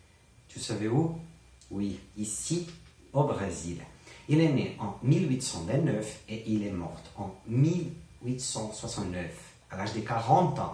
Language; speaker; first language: French; non-native, learner; Portuguese